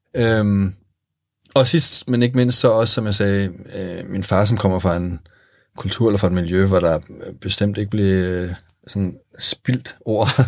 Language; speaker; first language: Danish; native; Danish